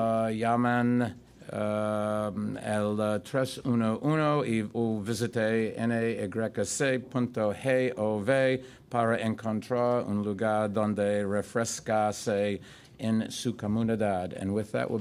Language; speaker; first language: Spanish; non-native, learner; English